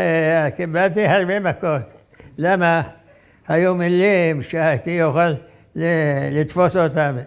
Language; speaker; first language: Hebrew; non-native, fluent; Arabic